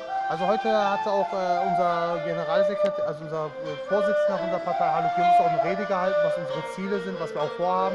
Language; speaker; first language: German; early bilingual, other home language; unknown